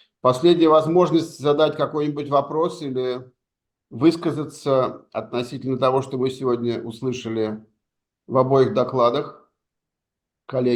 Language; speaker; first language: Russian; native; Russian